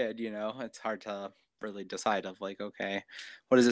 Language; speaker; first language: English; native; English